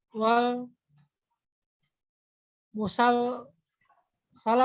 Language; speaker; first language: Arabic; non-native, learner; Indonesian